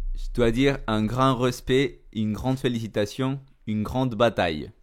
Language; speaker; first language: French; non-native, learner; Spanish